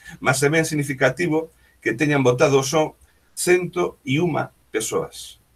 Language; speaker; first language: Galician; native; Galician